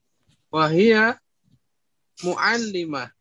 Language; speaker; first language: Arabic; non-native, learner; Indonesian